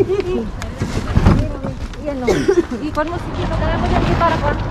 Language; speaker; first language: Spanish; non-native, learner; Filipino